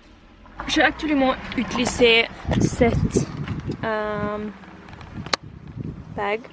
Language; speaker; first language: French; non-native, learner; Norwegian